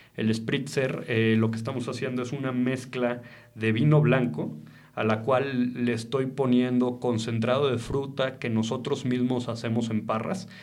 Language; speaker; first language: Spanish; native; Spanish